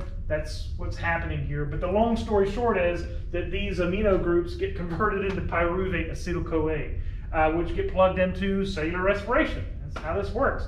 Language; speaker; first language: English; native; English